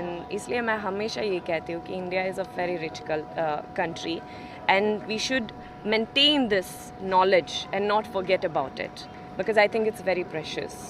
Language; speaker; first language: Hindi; non-native, learner; Swedish